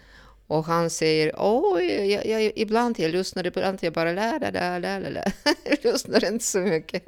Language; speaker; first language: Swedish; non-native, fluent; Russian